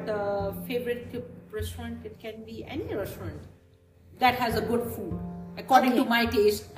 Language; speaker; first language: English; non-native, local second language; Urdu